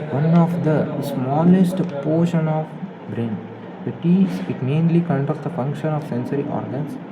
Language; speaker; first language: English; non-native, local second language; Kannada